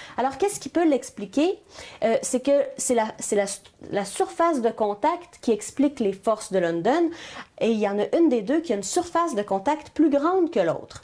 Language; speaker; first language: French; native; French